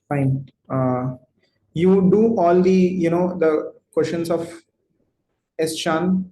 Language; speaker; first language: English; non-native, local second language; Hindi